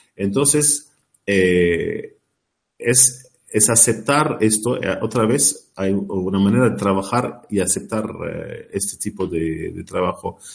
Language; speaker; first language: Spanish; non-native, learner; Arabic